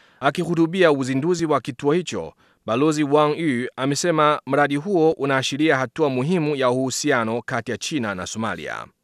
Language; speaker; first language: Swahili; non-native, fluent; Chinese